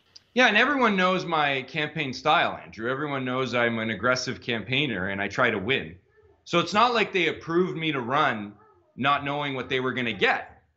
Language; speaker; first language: English; native; English